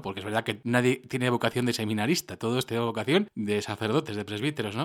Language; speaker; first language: Spanish; native; Spanish